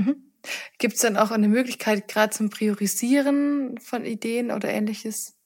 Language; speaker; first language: German; native; German